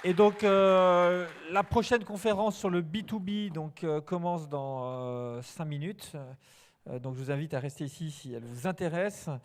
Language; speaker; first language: French; native; French